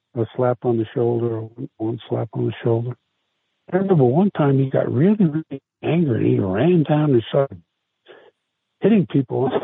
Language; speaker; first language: English; early bilingual, other home language; Italian